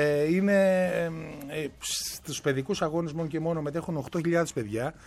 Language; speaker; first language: Greek; native; Greek